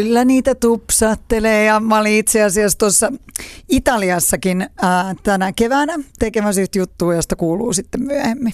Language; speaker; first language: Finnish; native; Finnish